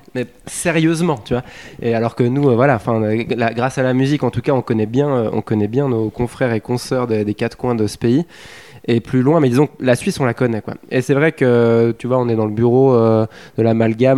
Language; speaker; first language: French; native; French